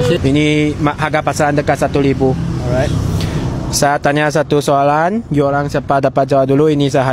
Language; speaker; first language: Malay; non-native, local second language; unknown